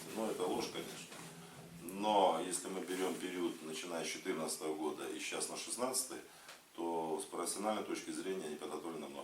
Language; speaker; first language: Russian; native; Russian